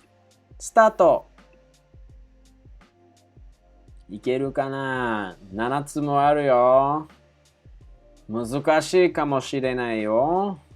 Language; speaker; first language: Japanese; non-native, fluent; English